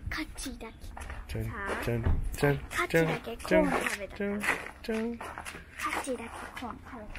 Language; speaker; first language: Japanese; native; Japanese